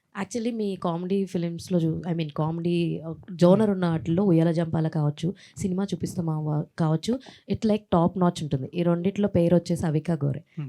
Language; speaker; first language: Telugu; native; Telugu